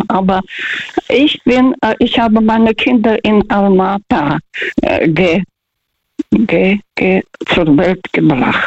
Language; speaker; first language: German; non-native, fluent; Russian